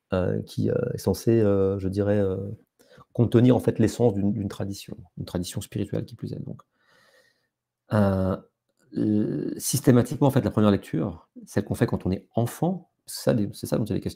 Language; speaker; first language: French; native; French